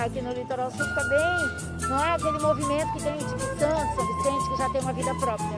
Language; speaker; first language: Portuguese; native; Portuguese